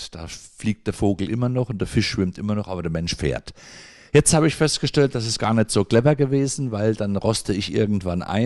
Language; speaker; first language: German; native; German